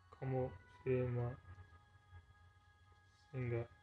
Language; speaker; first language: Japanese; non-native, learner; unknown